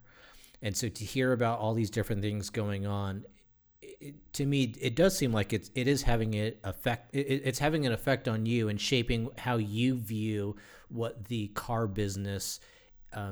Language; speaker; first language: English; native; English